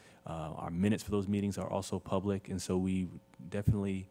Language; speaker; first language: English; native; English